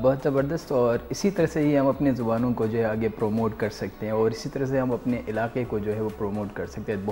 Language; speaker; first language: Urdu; non-native, local second language; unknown